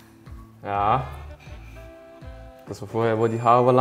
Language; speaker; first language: German; non-native, learner; Danish